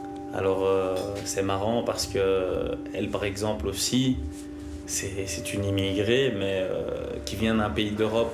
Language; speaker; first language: French; early bilingual, other home language; Lingala